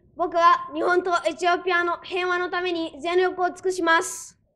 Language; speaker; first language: Japanese; early bilingual, other home language; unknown